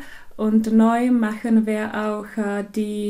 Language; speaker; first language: German; non-native, local second language; Czech